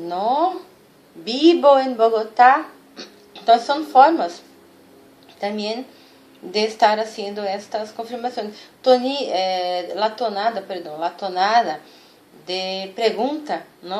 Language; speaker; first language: Spanish; non-native, fluent; Portuguese